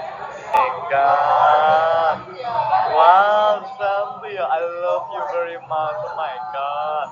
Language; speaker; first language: English; non-native, learner; Thai